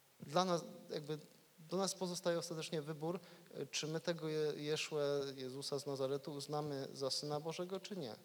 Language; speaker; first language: Polish; native; Polish